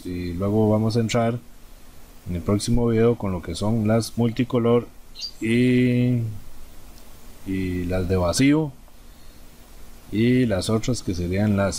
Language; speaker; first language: Spanish; native; Spanish